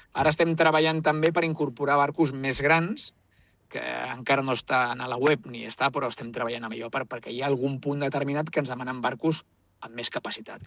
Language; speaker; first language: Catalan; non-native, local second language; Spanish